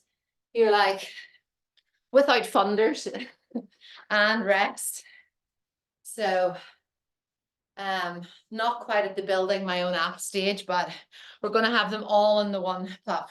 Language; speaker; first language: English; native; English